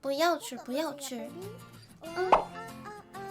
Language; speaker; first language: Chinese; non-native, learner; Korean